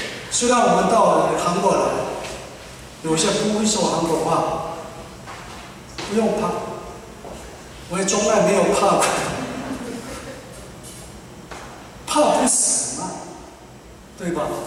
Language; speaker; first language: Chinese; non-native, fluent; Korean